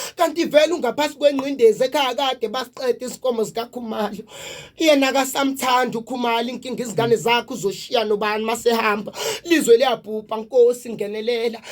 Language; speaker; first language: Zulu; native; Zulu